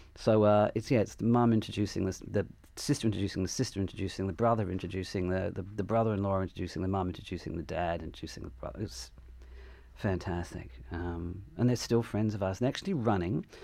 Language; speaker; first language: English; native; English